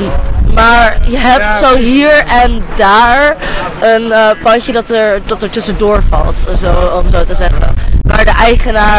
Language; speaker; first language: Dutch; native; Dutch